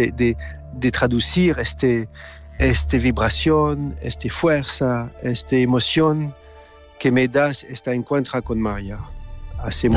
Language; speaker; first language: Spanish; non-native, learner; French